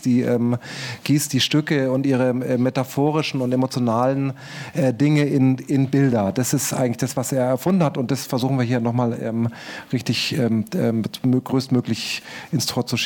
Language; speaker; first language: German; native; German